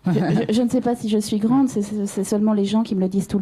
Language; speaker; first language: French; native; French